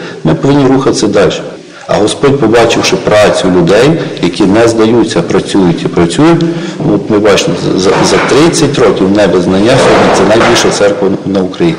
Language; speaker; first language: Ukrainian; native; Ukrainian